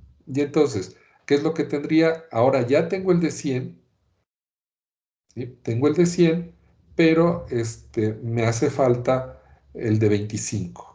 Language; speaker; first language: Spanish; native; Spanish